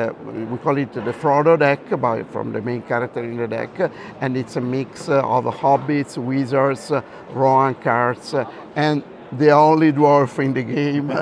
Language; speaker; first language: English; non-native, fluent; Italian